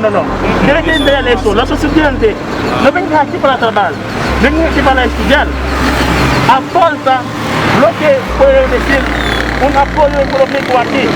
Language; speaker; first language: Spanish; non-native, learner; Haitian Creole